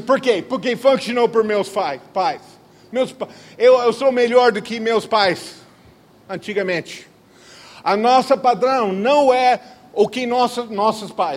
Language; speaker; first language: Portuguese; non-native, fluent; English